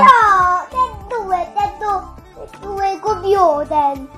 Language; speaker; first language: Italian; early bilingual, other home language; Bangla